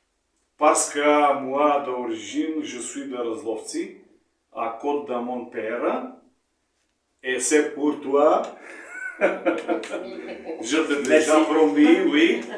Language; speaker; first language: French; non-native, learner; Macedonian